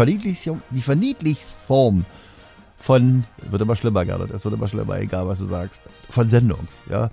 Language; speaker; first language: German; native; German